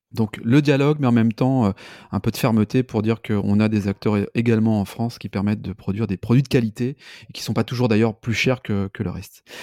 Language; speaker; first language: French; native; French